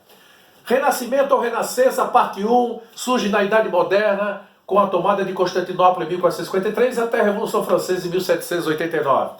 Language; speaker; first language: Portuguese; native; Portuguese